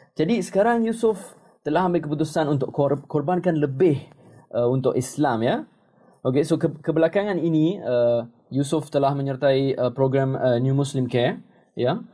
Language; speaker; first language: Malay; non-native, local second language; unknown